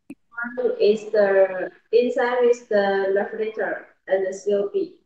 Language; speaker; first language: English; non-native, learner; Chinese